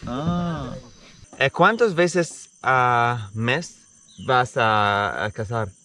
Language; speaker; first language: Spanish; non-native, learner; Arabic